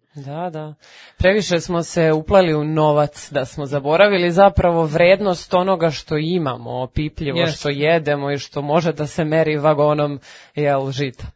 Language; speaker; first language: Serbian; native; Serbian